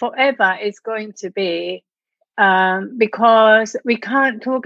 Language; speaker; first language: English; non-native, fluent; Japanese